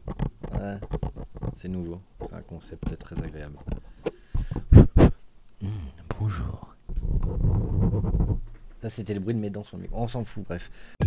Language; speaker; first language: French; native; French